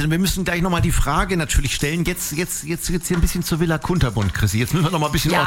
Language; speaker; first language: German; native; German